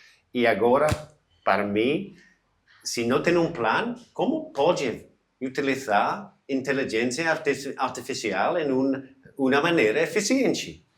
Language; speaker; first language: Portuguese; non-native, learner; English